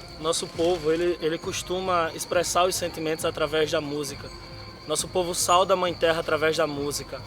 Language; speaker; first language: Portuguese; native; Portuguese